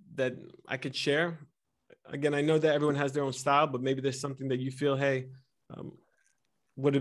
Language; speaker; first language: English; early bilingual, other home language; Italian